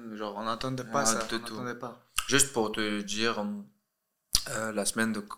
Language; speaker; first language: French; early bilingual, other home language; Russian